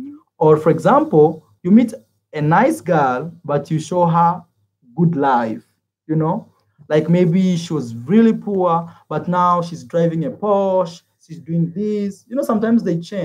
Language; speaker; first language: English; non-native, fluent; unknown